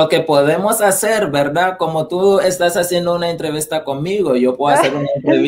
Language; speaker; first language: Spanish; early bilingual, heritage; Spanish